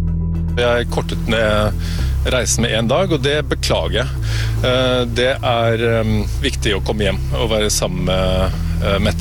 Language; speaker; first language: Norwegian; native; Norwegian